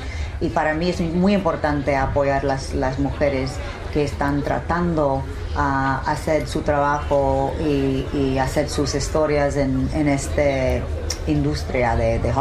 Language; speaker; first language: Spanish; early bilingual, heritage; English